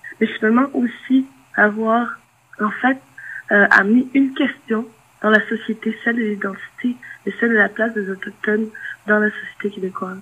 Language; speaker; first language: French; non-native, local second language; Innu-aimun